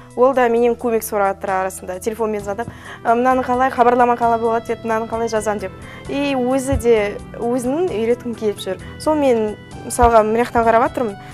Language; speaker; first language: Kazakh; non-native, local second language; Russian